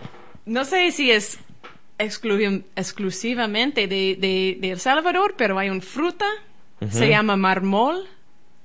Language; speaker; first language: Spanish; non-native, learner; English